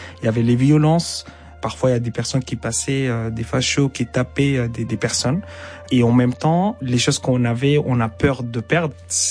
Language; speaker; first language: French; non-native, fluent; Arabic